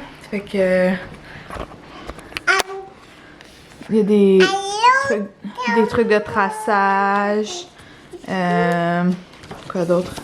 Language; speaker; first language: French; native; French